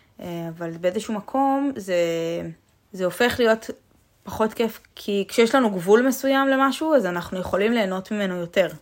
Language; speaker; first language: Hebrew; native; Hebrew